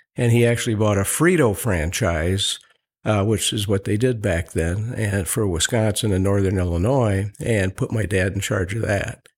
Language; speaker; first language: English; native; English